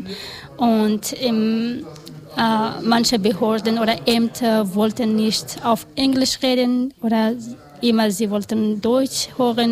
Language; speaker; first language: German; non-native, learner; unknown